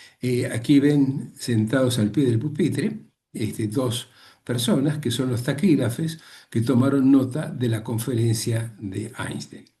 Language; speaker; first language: Spanish; native; Spanish